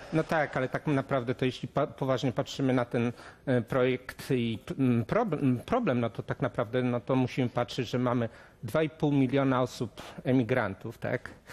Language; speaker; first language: Polish; native; Polish